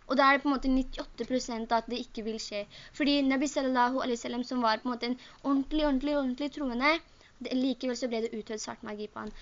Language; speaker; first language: Norwegian; early bilingual, other home language; Urdu